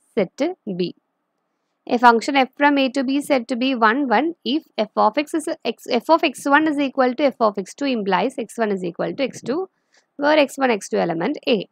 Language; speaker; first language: English; non-native, local second language; Malayalam